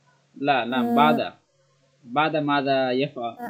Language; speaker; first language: Arabic; non-native, learner; Bangla